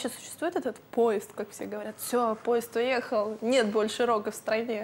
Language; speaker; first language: Russian; native; Russian